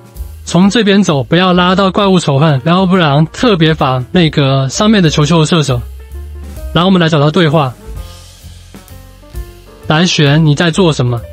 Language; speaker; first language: Chinese; native; Chinese